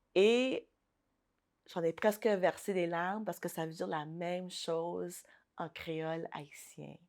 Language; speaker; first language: French; early bilingual, other home language; Haitian Creole